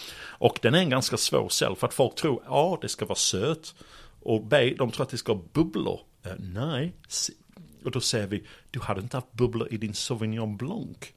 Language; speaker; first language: Swedish; non-native, fluent; English